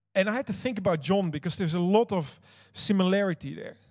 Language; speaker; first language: English; non-native, fluent; Dutch